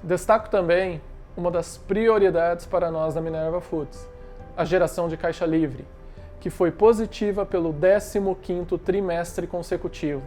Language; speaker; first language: Portuguese; native; Portuguese